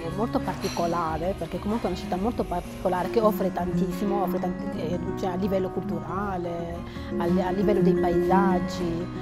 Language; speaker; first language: Italian; non-native, fluent; Arabic